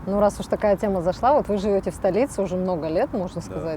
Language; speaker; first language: Russian; native; Russian